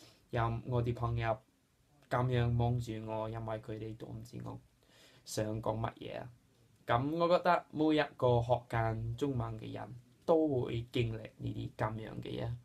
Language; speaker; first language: Cantonese; non-native, fluent; English